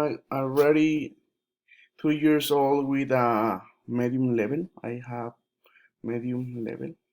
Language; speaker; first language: English; non-native, learner; Spanish